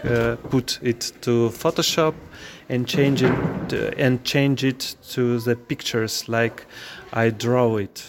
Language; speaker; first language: English; non-native, learner; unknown